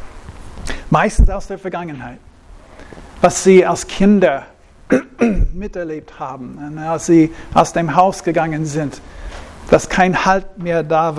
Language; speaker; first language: German; non-native, fluent; English